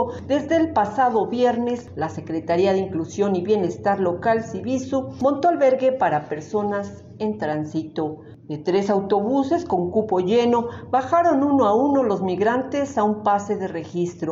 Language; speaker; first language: Spanish; native; Spanish